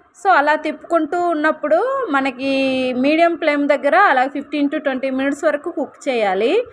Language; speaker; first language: Telugu; non-native, local second language; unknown